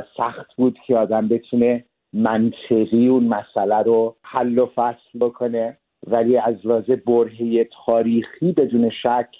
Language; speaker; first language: Persian; early bilingual, heritage; Persian